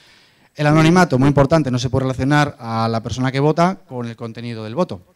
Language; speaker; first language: Spanish; native; Spanish